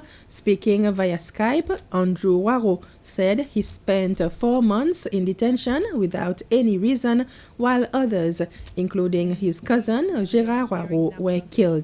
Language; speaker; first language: English; non-native, local second language; Seselwa Creole French